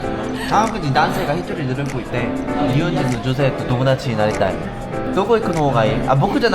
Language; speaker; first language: Japanese; non-native, learner; Korean